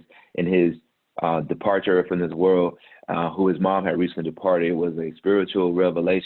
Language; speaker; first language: English; native; English